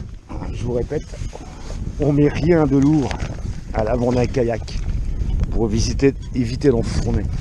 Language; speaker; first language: French; native; French